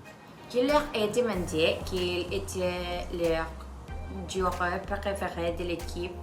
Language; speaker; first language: French; non-native, learner; Spanish